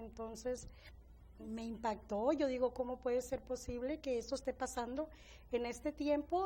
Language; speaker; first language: Spanish; native; Spanish